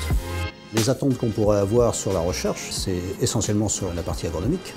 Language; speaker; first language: French; native; French